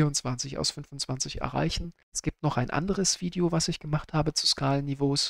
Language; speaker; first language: German; native; German